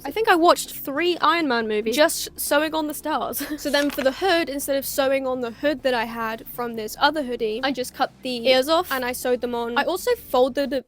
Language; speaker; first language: English; native; English